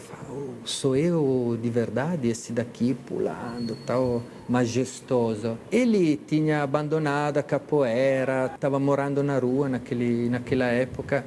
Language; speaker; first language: Portuguese; non-native, fluent; Italian